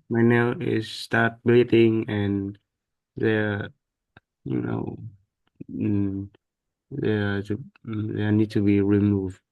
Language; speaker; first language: English; non-native, learner; Vietnamese